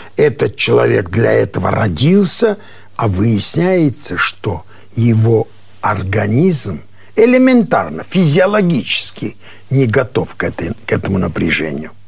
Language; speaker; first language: Russian; non-native, local second language; Armenian